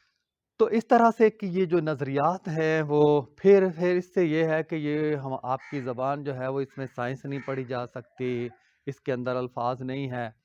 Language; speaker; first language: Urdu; non-native, local second language; Punjabi